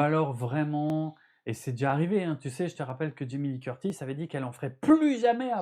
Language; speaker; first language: French; native; French